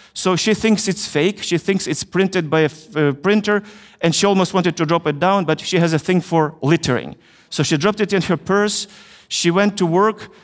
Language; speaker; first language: English; non-native, fluent; Russian